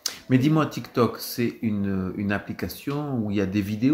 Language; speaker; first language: French; native; French